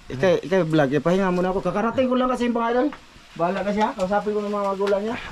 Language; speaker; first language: Filipino; non-native, local second language; Cebuano